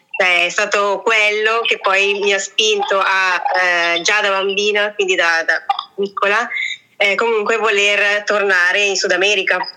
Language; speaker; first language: Italian; native; Italian